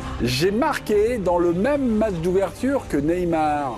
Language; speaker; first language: French; native; French